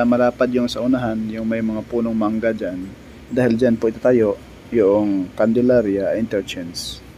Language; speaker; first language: Filipino; native; Filipino